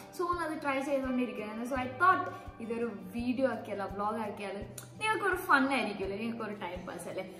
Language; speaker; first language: Malayalam; non-native, fluent; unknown